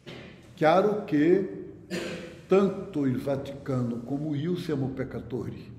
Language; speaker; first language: Italian; non-native, fluent; Portuguese